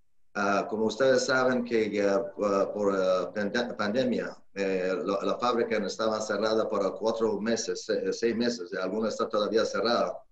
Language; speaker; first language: Spanish; non-native, learner; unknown